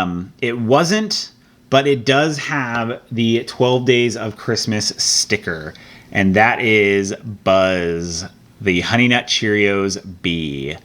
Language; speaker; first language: English; native; English